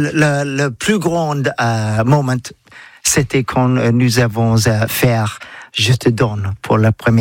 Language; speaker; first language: French; non-native, learner; English